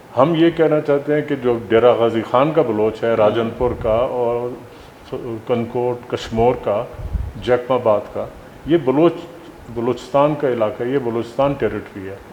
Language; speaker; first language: Urdu; non-native, local second language; Baluchi